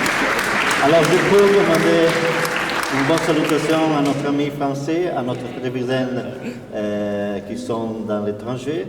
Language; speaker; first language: French; non-native, learner; Italian